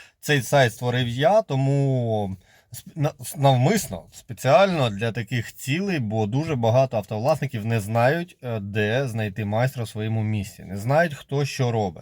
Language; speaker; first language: Ukrainian; native; Ukrainian